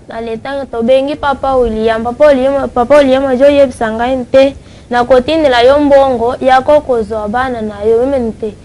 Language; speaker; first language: Lingala; non-native, local second language; Luba-Lulua